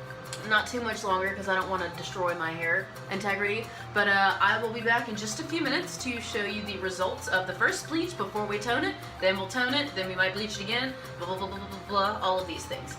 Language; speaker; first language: English; native; English